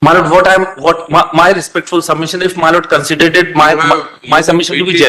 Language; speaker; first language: English; non-native, local second language; Hindi